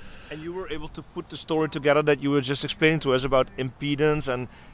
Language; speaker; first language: English; non-native, fluent; Dutch